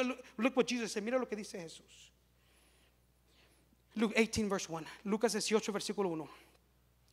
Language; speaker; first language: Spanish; early bilingual, heritage; Spanish